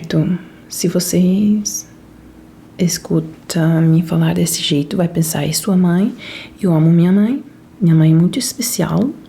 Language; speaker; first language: Portuguese; non-native, fluent; Italian